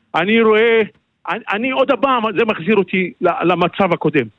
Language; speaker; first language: Hebrew; non-native, local second language; Arabic